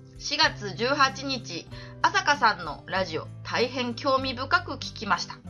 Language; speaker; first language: Japanese; native; Japanese